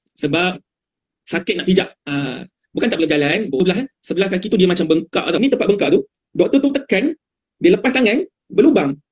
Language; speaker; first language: Malay; native; Malay